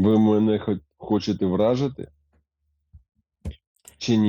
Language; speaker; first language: Ukrainian; non-native, local second language; Russian